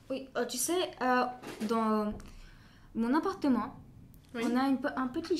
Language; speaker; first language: French; non-native, fluent; Bulgarian